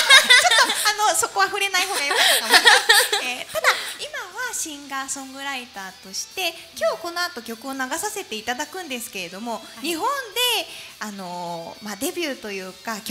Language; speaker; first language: Japanese; native; Japanese